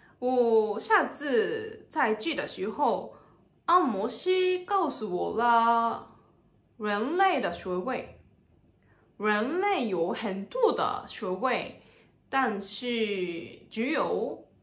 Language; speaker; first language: Chinese; non-native, learner; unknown